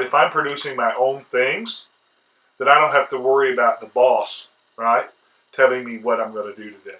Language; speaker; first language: English; native; English